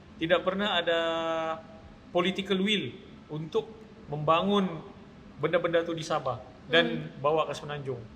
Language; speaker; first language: Malay; native; Malay